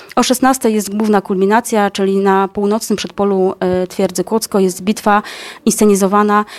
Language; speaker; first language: Polish; native; Polish